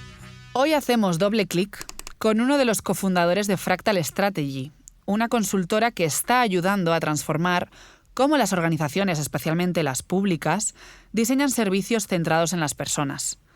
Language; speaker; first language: Spanish; native; Spanish